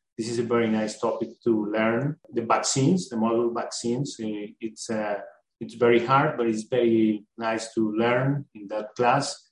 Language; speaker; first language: English; non-native, learner; Spanish